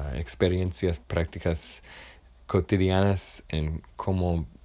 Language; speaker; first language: Spanish; non-native, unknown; English